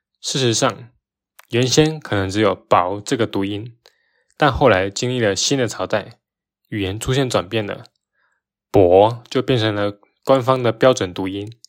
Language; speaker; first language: Chinese; native; Chinese